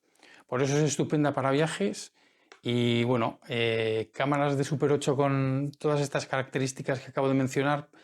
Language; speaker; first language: Spanish; native; Spanish